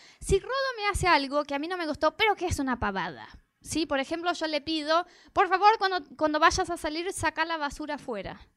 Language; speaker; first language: Spanish; non-native, fluent; Portuguese